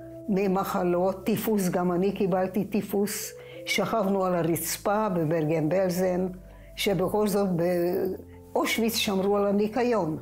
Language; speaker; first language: Hebrew; non-native, fluent; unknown